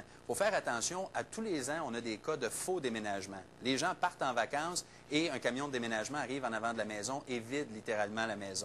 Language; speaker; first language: French; native; French